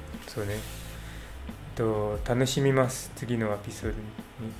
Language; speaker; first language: Japanese; non-native, learner; English